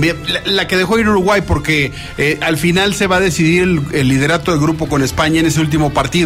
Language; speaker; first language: Spanish; native; Spanish